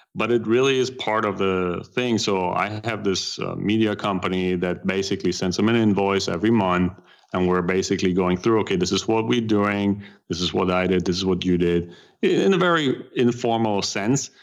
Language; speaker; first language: English; non-native, fluent; German